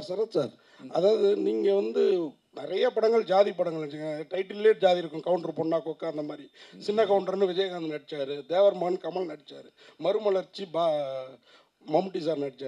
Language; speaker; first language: Tamil; native; Tamil